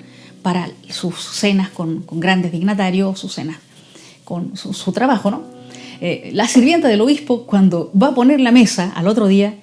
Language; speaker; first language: Spanish; native; Spanish